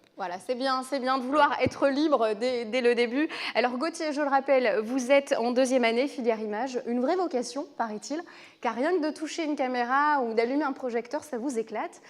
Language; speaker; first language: French; native; French